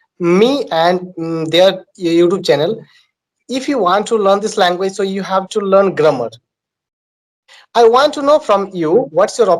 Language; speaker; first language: English; non-native, learner; Bangla